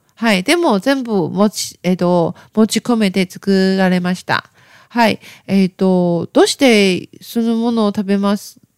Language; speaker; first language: Japanese; non-native, learner; Chinese